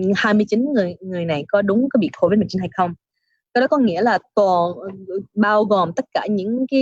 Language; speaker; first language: Vietnamese; early bilingual, heritage; Vietnamese